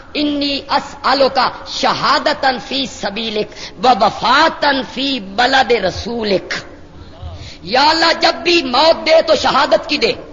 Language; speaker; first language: Urdu; non-native, local second language; Punjabi